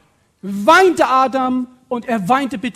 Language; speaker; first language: German; native; German